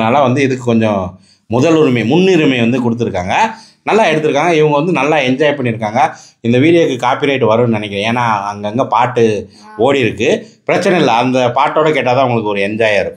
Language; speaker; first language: Tamil; native; Tamil